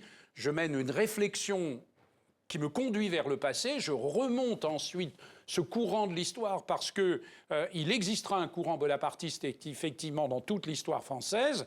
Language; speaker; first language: French; native; French